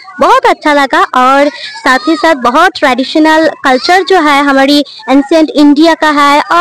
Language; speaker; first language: Hindi; non-native, local second language; Bangla